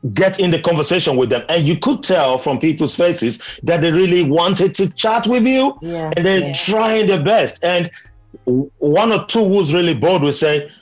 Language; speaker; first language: English; non-native, local second language; Nigerian Pidgin